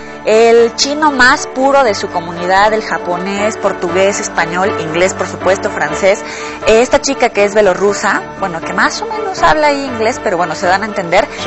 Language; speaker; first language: Spanish; native; Spanish